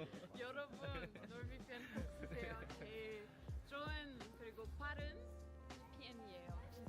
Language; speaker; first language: Korean; non-native, fluent; French